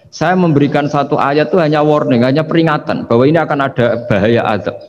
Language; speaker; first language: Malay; non-native, local second language; Javanese